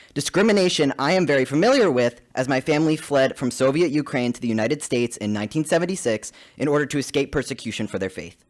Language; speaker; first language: English; native; English